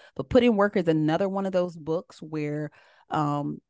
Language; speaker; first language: English; native; English